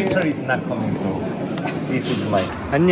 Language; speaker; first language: English; non-native, learner; Korean